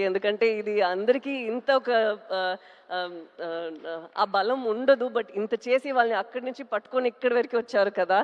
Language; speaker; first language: Telugu; non-native, local second language; Tamil